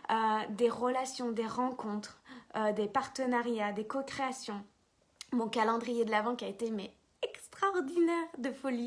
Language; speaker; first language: French; native; French